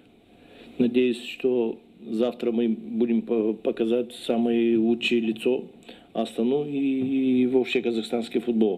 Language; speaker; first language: Russian; non-native, learner; Bulgarian